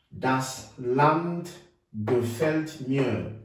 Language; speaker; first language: German; non-native, fluent; French